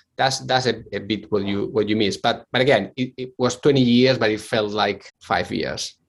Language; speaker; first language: English; non-native, fluent; Spanish